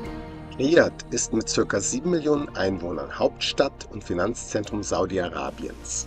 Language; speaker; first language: German; native; German